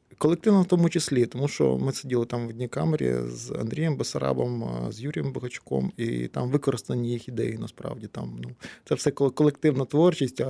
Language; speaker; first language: Ukrainian; non-native, local second language; Russian